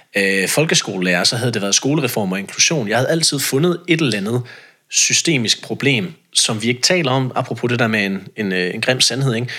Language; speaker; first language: Danish; native; Danish